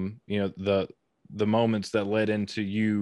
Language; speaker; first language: English; native; English